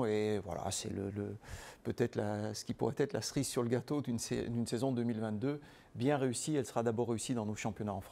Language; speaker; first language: French; native; French